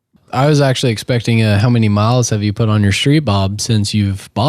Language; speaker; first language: English; native; English